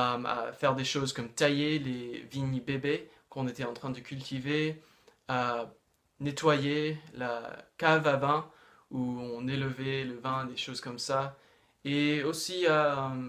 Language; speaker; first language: French; non-native, fluent; English